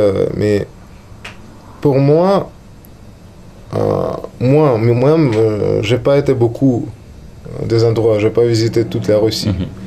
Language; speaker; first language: French; non-native, learner; Russian